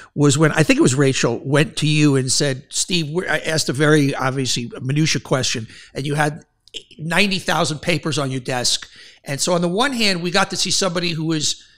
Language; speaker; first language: English; native; English